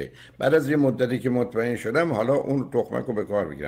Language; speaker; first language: Persian; native; Persian